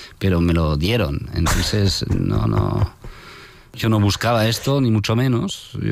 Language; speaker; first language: Spanish; non-native, fluent; French